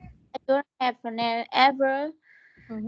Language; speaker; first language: English; non-native, learner; Vietnamese